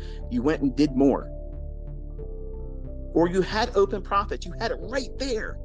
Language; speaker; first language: English; native; English